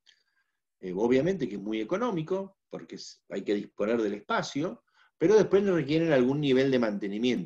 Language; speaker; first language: Spanish; native; Spanish